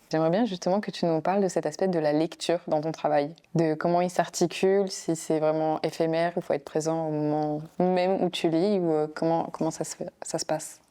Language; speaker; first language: French; native; French